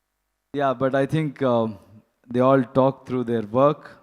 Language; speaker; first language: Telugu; non-native, learner; Kannada